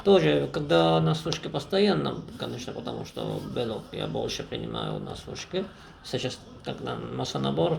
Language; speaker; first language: Russian; non-native, fluent; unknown